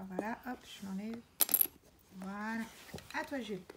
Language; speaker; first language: French; native; French